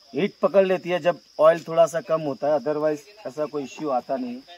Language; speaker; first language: Hindi; non-native, local second language; Gujarati